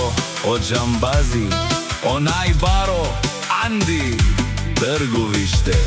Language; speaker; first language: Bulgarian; non-native, local second language; Romany